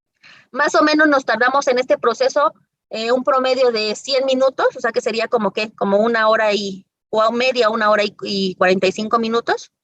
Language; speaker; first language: Spanish; native; Spanish